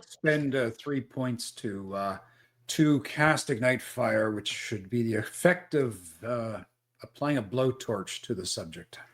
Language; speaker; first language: English; native; English